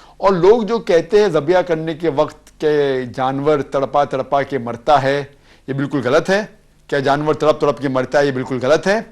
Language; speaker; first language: Urdu; non-native, local second language; Konkani